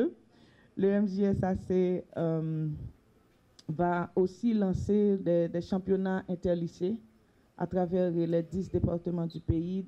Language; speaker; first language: French; non-native, local second language; Haitian Creole